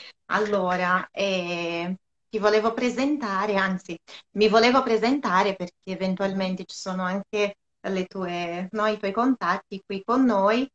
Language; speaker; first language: Italian; non-native, fluent; Portuguese